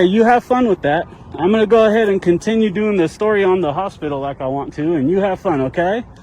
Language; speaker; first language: English; native; English